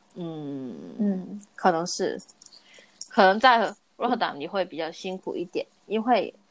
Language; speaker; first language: Chinese; non-native, local second language; Cantonese